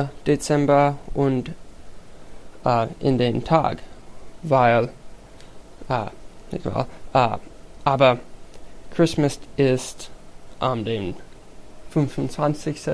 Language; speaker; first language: German; non-native, learner; English